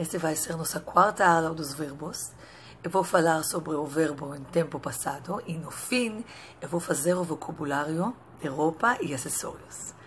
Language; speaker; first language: Portuguese; non-native, fluent; Hebrew